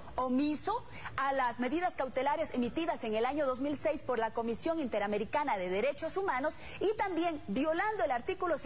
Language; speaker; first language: Spanish; native; Spanish